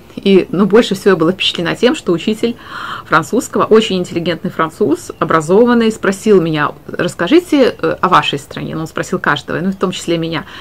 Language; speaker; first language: Russian; native; Russian